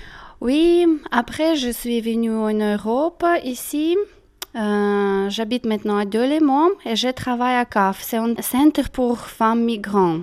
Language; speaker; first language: French; non-native, learner; Russian